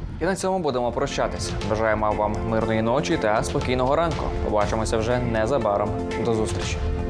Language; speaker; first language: Ukrainian; native; Ukrainian